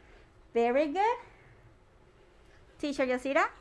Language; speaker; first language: English; non-native, fluent; Spanish